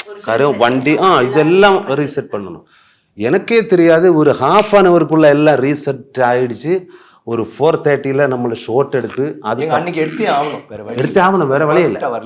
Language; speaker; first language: Tamil; non-native, learner; Malayalam